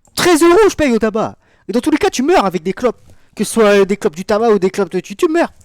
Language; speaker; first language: French; native; French